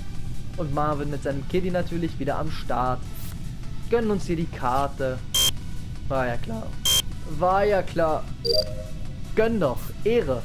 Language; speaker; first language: German; native; German